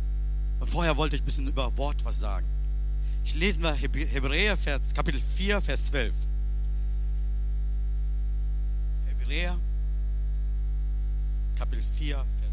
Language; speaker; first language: German; non-native, learner; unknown